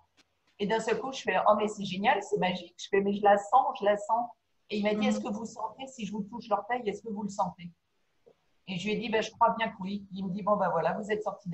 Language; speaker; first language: French; native; French